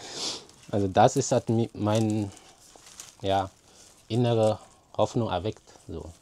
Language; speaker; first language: German; non-native, fluent; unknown